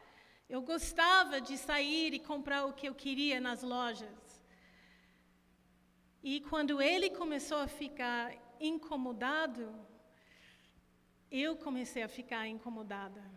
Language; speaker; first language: Portuguese; non-native, fluent; English